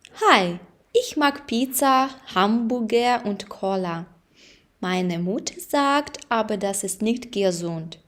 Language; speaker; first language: German; non-native, fluent; Ukrainian